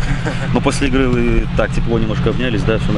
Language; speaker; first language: Russian; native; Russian